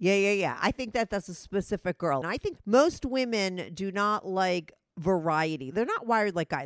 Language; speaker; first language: English; native; English